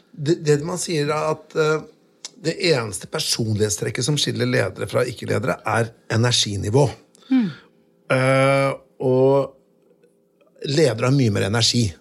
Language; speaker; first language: Norwegian; native; Norwegian